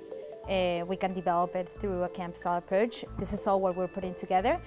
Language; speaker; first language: English; non-native, fluent; Spanish